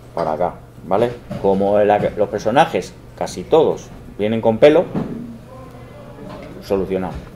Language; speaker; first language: Spanish; native; Spanish